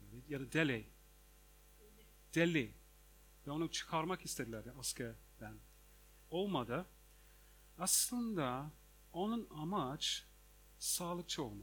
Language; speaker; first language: Turkish; non-native, fluent; English